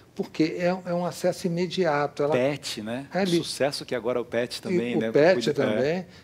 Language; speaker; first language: Portuguese; native; Portuguese